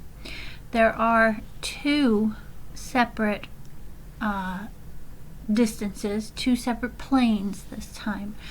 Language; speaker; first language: English; native; English